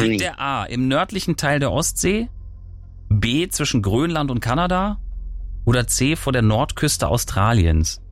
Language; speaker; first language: German; native; German